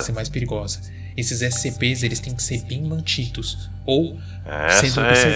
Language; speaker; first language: Portuguese; native; Portuguese